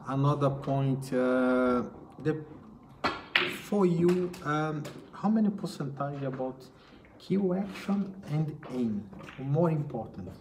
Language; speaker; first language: English; non-native, learner; Portuguese